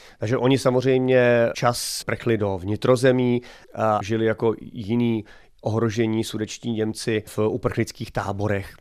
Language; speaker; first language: Czech; native; Czech